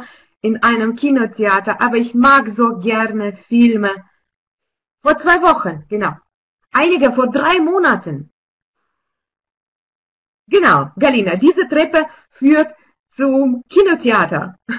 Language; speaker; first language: German; non-native, fluent; Russian